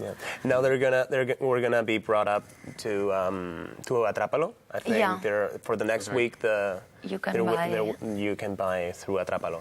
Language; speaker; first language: English; non-native, fluent; Catalan